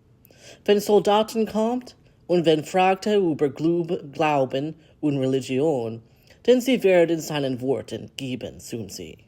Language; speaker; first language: German; non-native, learner; English